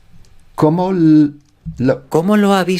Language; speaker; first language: Spanish; non-native, learner; English